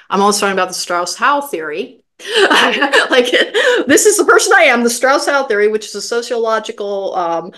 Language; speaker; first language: English; native; English